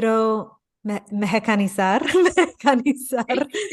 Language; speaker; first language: Spanish; non-native, fluent; English